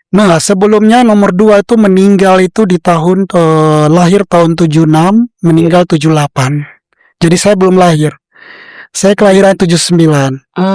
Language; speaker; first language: Indonesian; native; Indonesian